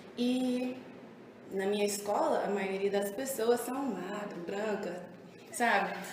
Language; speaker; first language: Portuguese; early bilingual, heritage; English